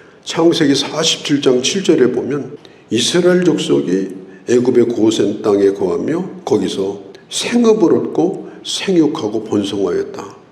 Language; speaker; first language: Korean; native; Korean